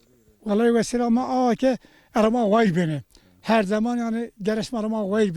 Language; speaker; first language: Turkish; non-native, local second language; Zaza